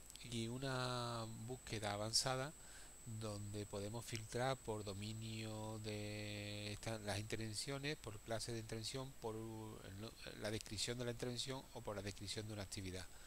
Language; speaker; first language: Spanish; native; Spanish